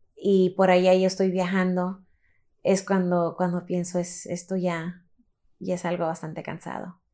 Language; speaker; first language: Spanish; early bilingual, heritage; Spanish